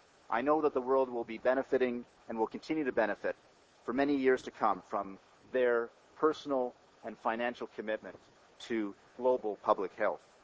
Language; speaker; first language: English; native; English